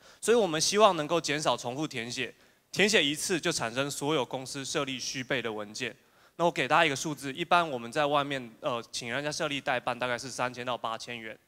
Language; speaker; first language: Chinese; native; Chinese